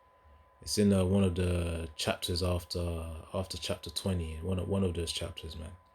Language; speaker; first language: English; native; English